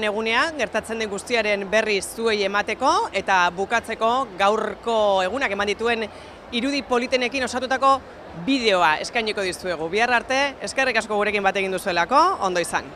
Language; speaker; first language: Basque; native; Basque